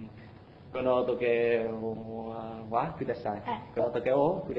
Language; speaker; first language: Japanese; non-native, learner; Vietnamese